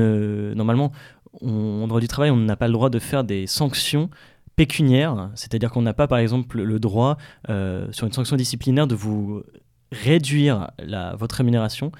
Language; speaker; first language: French; native; French